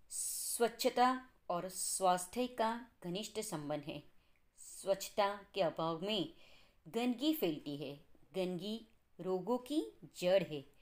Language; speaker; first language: Hindi; non-native, local second language; Gujarati